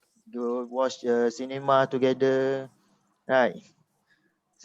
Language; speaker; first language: English; non-native, local second language; Malay